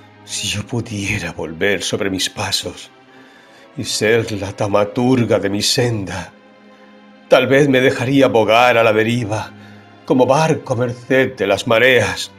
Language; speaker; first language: Spanish; native; Spanish